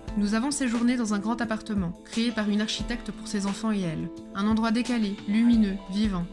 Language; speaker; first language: French; early bilingual, other home language; Hebrew